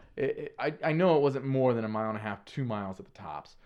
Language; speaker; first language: English; native; English